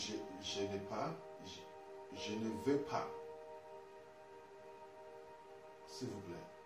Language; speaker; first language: French; non-native, learner; English